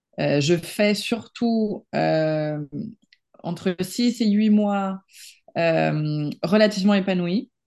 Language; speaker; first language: French; non-native, fluent; Spanish